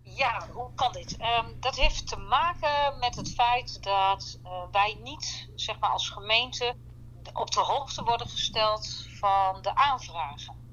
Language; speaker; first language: Dutch; native; Dutch